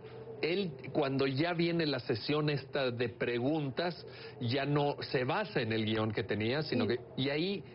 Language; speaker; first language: Spanish; native; Spanish